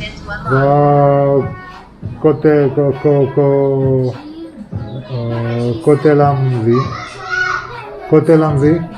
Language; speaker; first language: Vietnamese; non-native, learner; Hebrew